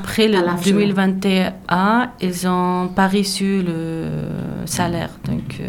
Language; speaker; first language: French; non-native, learner; Persian